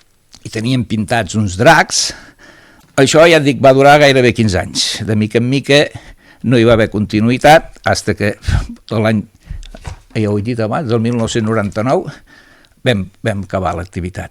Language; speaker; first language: Catalan; native; Catalan